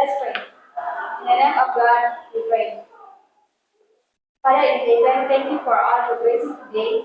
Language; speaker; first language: English; non-native, learner; Indonesian